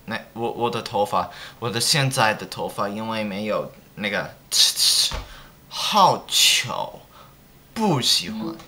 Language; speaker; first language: Chinese; non-native, learner; English